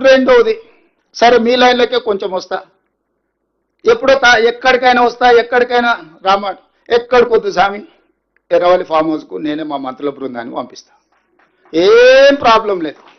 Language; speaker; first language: Telugu; native; Telugu